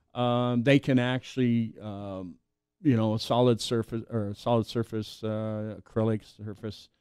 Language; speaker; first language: English; native; English